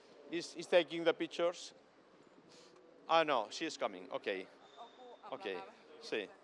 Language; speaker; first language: English; non-native, fluent; Catalan